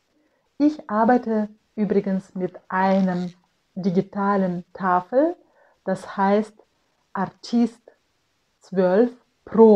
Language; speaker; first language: German; non-native, fluent; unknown